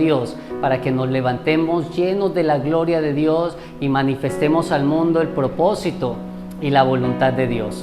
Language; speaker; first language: Spanish; native; Spanish